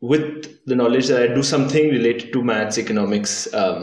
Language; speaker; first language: English; non-native, local second language; Hindi